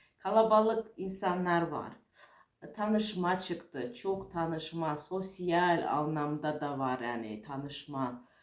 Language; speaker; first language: Turkish; non-native, fluent; Russian